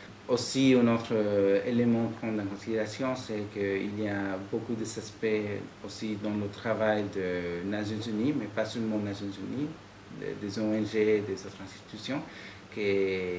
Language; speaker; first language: French; non-native, fluent; Spanish